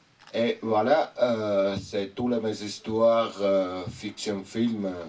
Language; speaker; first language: French; non-native, fluent; Armenian